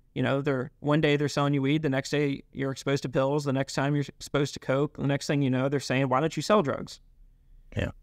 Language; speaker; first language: English; native; English